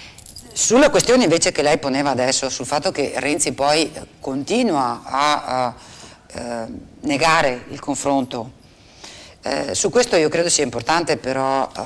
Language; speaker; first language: Italian; native; Italian